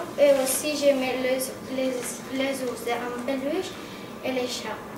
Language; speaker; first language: French; non-native, learner; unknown